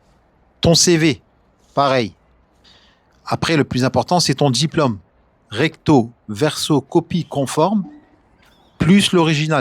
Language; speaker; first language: French; native; French